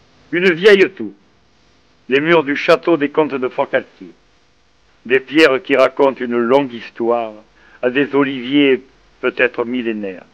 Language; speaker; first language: French; native; French